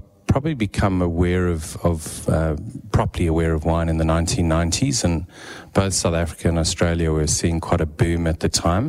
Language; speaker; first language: English; native; English